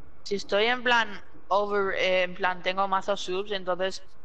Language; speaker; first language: Spanish; native; Spanish